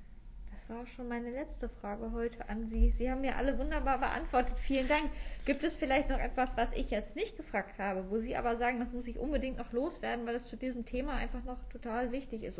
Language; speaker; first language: German; native; German